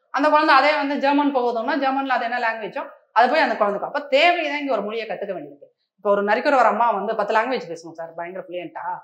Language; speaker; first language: Tamil; native; Tamil